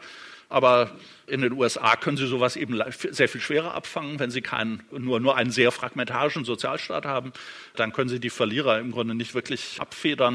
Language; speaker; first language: German; native; German